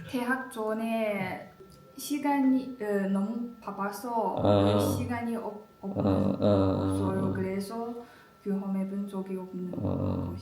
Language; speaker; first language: Korean; non-native, learner; Chinese